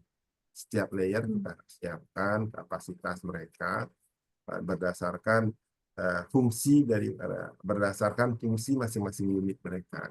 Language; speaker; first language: Indonesian; native; Indonesian